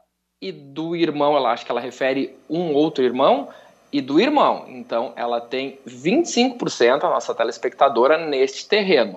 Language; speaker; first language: Portuguese; native; Portuguese